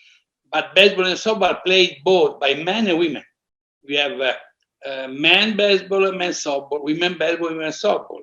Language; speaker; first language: English; non-native, fluent; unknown